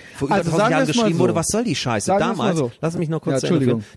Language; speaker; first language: German; native; German